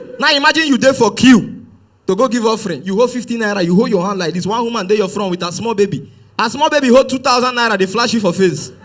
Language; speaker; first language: Nigerian Pidgin; non-native, local second language; Yoruba